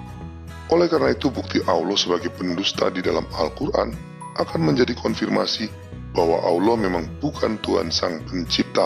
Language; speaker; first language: Indonesian; native; Indonesian